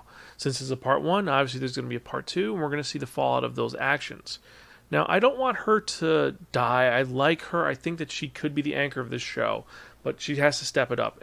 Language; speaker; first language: English; native; English